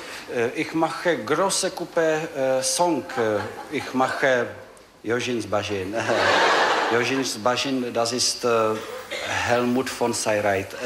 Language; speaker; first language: German; non-native, learner; Czech